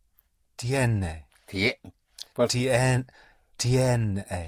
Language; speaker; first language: Spanish; non-native, learner; English